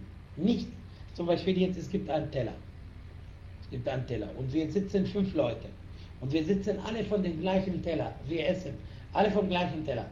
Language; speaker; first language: German; non-native, fluent; Arabic